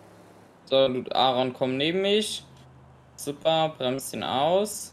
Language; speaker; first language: German; native; German